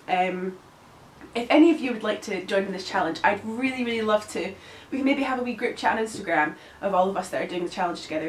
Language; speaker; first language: English; native; English